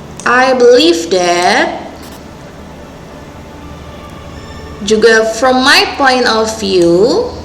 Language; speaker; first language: English; non-native, local second language; Indonesian